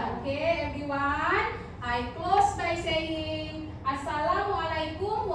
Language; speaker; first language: English; non-native, learner; Indonesian